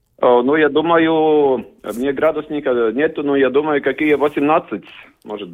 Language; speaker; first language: Russian; non-native, learner; Latvian